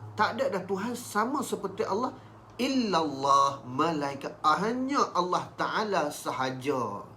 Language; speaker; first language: Malay; native; Malay